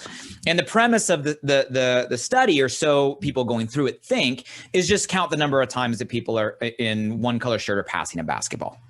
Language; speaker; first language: English; native; English